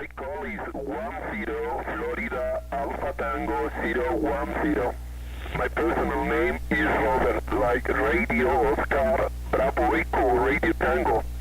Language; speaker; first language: English; non-native, learner; Spanish